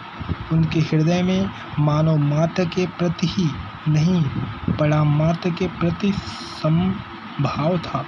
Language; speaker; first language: Hindi; native; Hindi